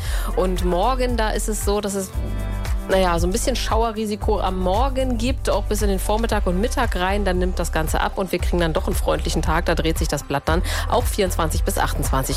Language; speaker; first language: German; native; German